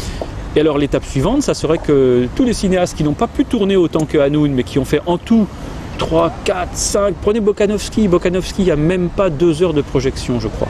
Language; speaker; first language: French; native; French